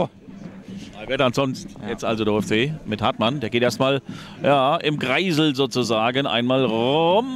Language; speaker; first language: German; native; German